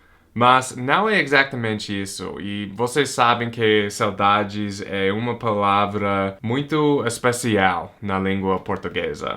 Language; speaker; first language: Portuguese; non-native, fluent; English